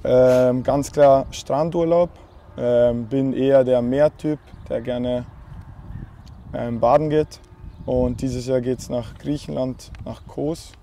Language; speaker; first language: German; native; German